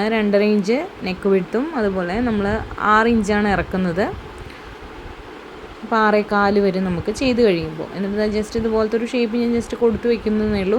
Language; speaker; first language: Malayalam; native; Malayalam